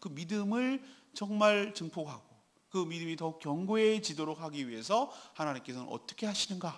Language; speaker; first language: Korean; native; Korean